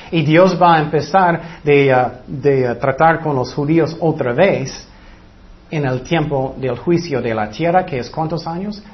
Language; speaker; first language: Spanish; non-native, fluent; English